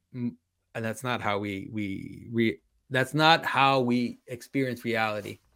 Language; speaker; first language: English; non-native, fluent; French